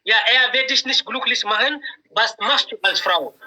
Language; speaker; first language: German; non-native, learner; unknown